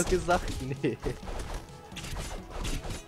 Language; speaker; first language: German; native; German